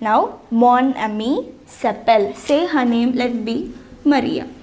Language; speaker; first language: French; non-native, learner; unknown